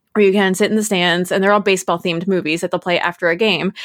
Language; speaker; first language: English; native; English